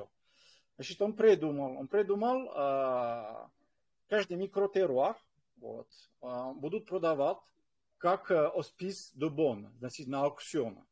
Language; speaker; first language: Russian; non-native, fluent; French